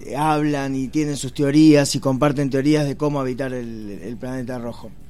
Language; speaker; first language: Spanish; native; Spanish